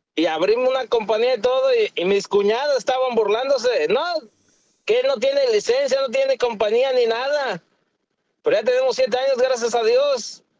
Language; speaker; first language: Spanish; native; Spanish